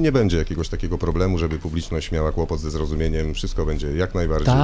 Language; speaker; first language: Polish; native; Polish